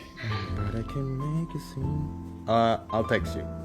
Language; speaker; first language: English; non-native, fluent; Indonesian